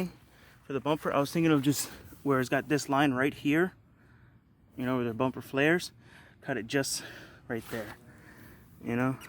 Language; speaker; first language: English; native; English